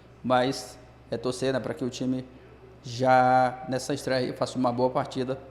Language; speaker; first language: Portuguese; native; Portuguese